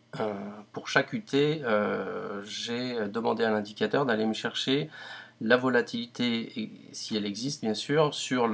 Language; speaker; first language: French; native; French